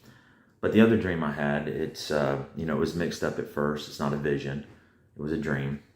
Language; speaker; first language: English; native; English